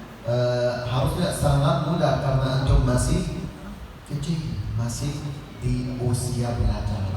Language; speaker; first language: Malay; non-native, learner; Arabic